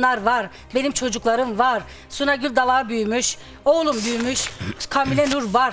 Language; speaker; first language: Turkish; native; Turkish